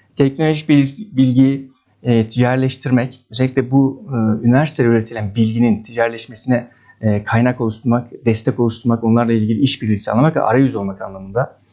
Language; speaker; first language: Turkish; native; Turkish